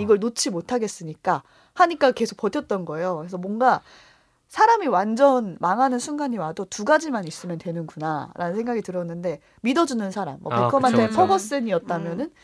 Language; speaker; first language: Korean; native; Korean